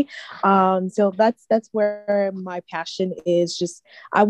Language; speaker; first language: English; non-native, local second language; Akan